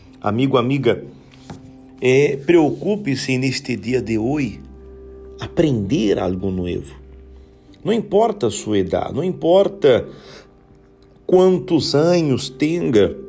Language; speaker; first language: Portuguese; non-native, learner; Spanish